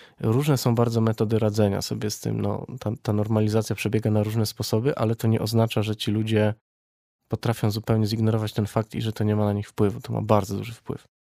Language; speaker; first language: Polish; native; Polish